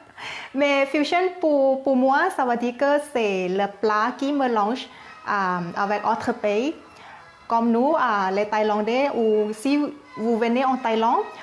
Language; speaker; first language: French; non-native, fluent; Thai